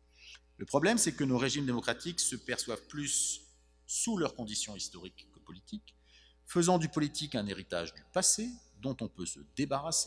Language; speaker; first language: French; native; French